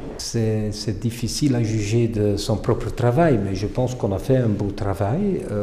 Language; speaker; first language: French; non-native, fluent; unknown